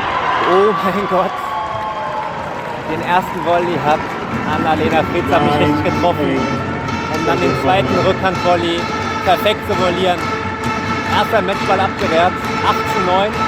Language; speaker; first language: German; native; German